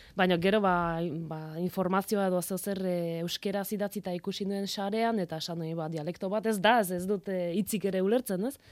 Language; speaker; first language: Basque; non-native, fluent; Polish